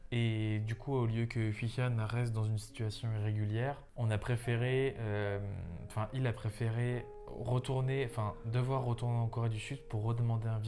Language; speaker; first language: French; native; French